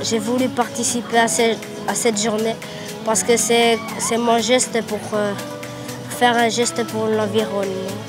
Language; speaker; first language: French; non-native, local second language; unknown